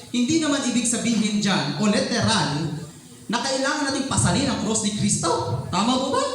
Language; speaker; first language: Filipino; non-native, local second language; Cebuano